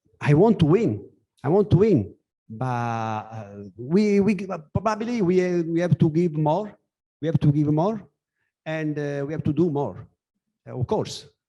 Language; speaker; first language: English; non-native, learner; Italian